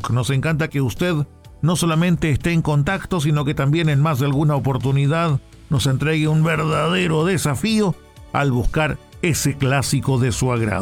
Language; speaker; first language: Spanish; native; Spanish